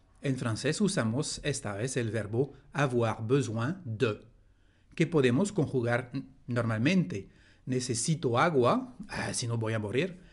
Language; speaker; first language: Spanish; non-native, fluent; French